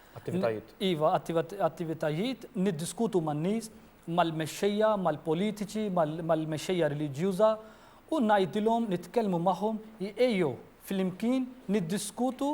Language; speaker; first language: Maltese; non-native, fluent; Urdu